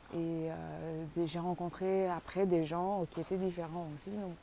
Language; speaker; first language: French; non-native, local second language; Wolof